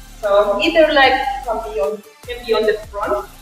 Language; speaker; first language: English; non-native, fluent; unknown